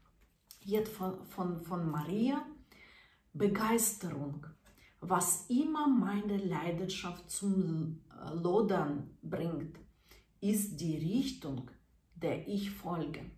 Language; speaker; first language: German; non-native, fluent; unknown